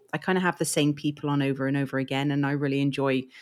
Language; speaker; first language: English; native; English